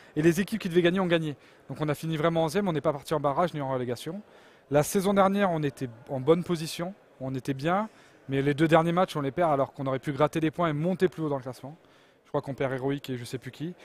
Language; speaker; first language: French; native; French